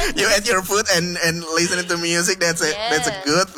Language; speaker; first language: English; non-native, fluent; Indonesian